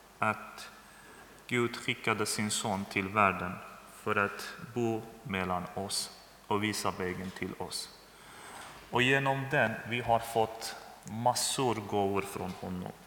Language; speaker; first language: Swedish; non-native, learner; Persian